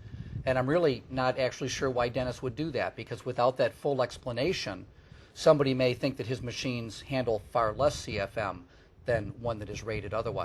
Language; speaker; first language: English; native; English